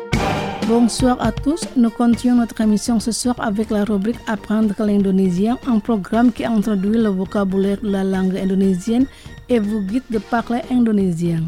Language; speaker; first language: French; non-native, fluent; Indonesian